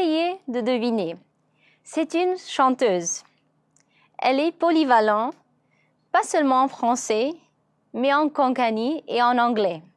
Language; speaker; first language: French; non-native, fluent; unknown